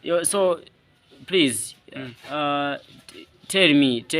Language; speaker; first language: English; non-native, learner; Swahili